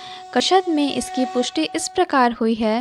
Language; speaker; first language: Hindi; native; Hindi